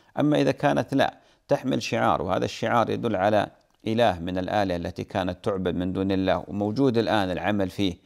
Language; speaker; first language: Arabic; native; Arabic